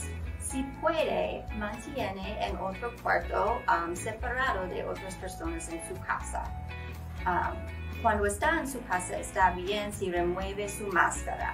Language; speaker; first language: Spanish; non-native, learner; English